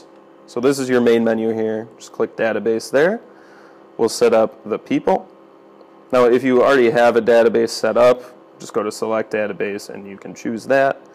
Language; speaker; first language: English; native; English